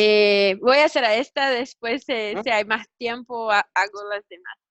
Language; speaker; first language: Spanish; non-native, learner; Portuguese